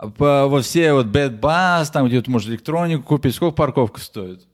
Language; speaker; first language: Russian; native; Russian